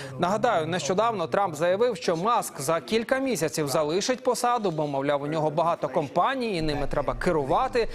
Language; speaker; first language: Ukrainian; native; Ukrainian